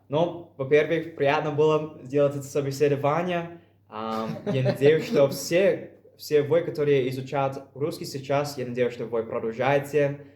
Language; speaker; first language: Russian; non-native, fluent; English